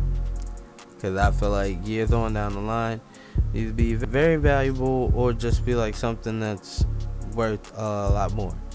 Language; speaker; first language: English; native; English